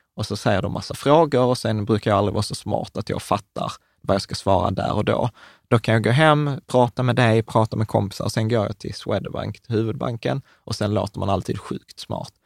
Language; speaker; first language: Swedish; early bilingual, other home language; Czech